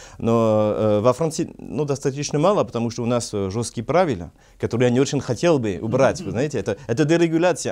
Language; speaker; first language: Russian; non-native, learner; French